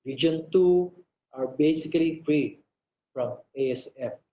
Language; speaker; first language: English; non-native, local second language; Filipino